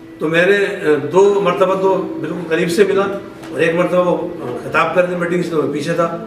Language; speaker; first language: Urdu; native; Urdu